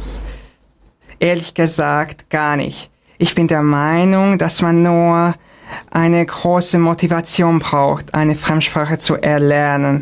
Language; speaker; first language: German; non-native, fluent; Hungarian